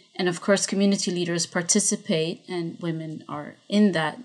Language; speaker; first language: English; non-native, fluent; Spanish